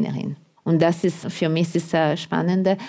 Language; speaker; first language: German; non-native, fluent; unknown